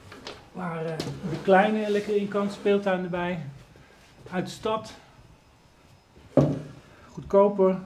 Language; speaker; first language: Dutch; native; Dutch